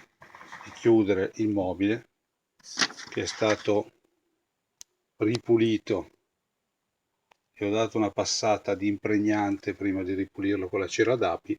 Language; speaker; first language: Italian; native; Italian